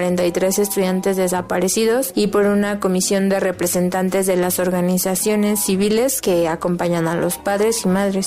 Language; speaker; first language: Spanish; native; Spanish